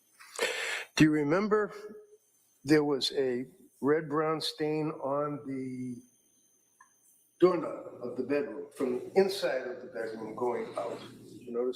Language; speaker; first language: English; native; English